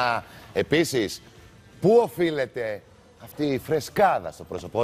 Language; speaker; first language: Greek; native; Greek